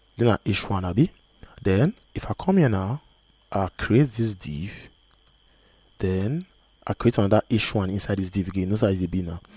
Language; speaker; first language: Nigerian Pidgin; native; Nigerian Pidgin